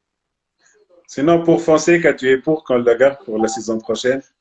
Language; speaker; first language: French; non-native, local second language; Arabic